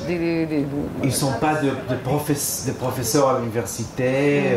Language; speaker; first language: French; non-native, fluent; Hebrew